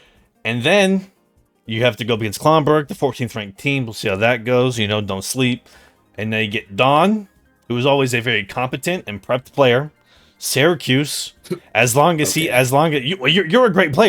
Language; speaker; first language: English; native; English